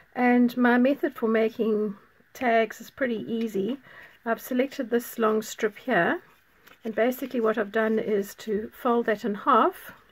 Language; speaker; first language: English; native; English